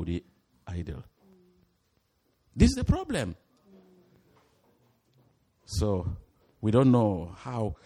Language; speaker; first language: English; non-native, fluent; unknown